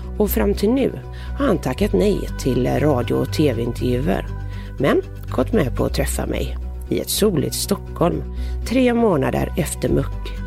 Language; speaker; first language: Swedish; native; Swedish